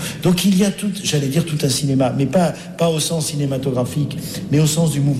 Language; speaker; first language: French; native; French